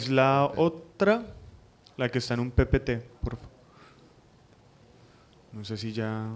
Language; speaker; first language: Spanish; native; Spanish